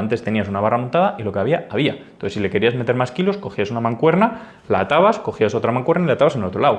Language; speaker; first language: Spanish; native; Spanish